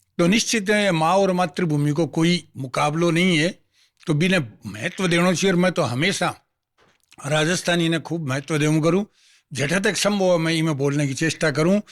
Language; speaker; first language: Hindi; non-native, local second language; Marwari